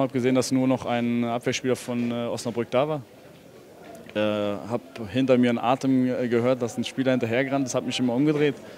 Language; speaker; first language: German; native; German